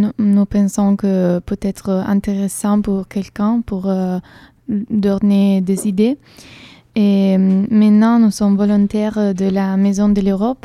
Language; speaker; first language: French; non-native, fluent; Italian